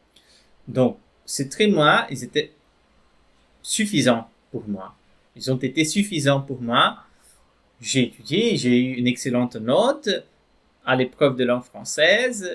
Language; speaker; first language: French; non-native, fluent; Portuguese